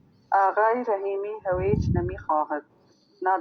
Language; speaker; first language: Persian; non-native, learner; Urdu